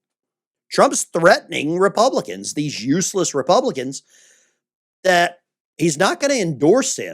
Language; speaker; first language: English; native; English